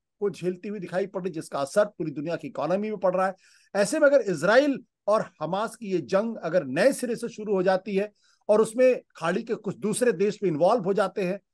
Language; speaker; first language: Hindi; native; Hindi